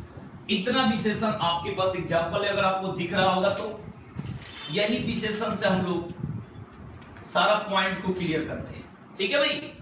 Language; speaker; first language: Hindi; native; Hindi